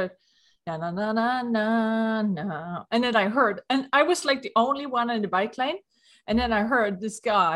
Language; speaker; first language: English; non-native, fluent; Swedish